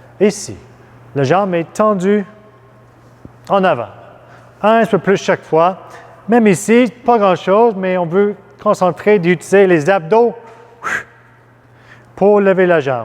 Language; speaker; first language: French; non-native, fluent; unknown